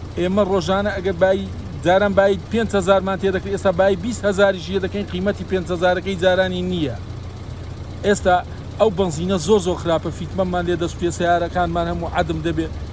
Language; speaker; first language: Central Kurdish; native; Central Kurdish